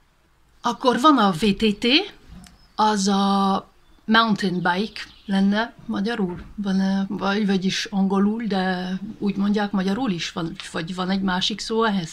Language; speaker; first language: Hungarian; early bilingual, heritage; Hungarian